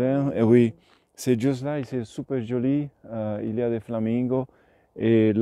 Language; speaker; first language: French; non-native, learner; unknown